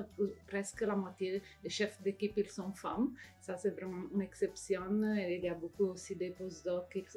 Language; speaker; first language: French; non-native, fluent; Italian